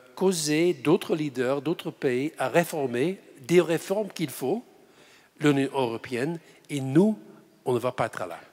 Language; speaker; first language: French; non-native, fluent; English